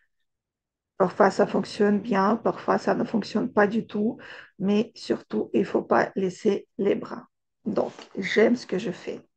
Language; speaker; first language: French; non-native, fluent; Russian